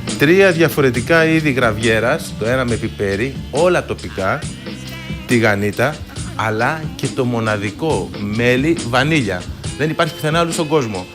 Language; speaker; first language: Greek; native; Greek